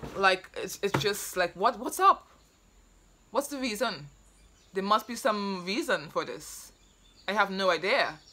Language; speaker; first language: English; native; English